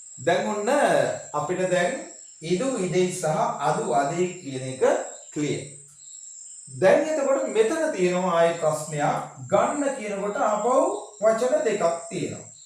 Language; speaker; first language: Sinhala; non-native, local second language; Tamil